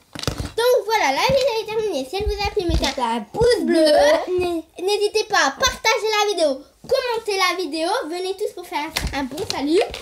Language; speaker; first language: French; native; French